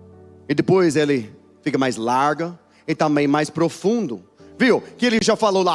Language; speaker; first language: Portuguese; non-native, learner; English